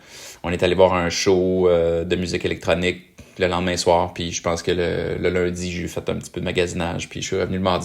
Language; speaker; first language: French; native; French